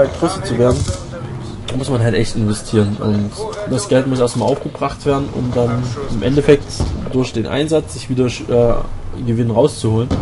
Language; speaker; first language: German; native; German